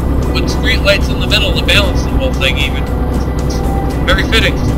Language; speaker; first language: English; native; English